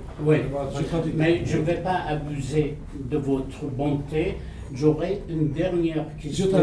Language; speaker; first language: French; non-native, fluent; Arabic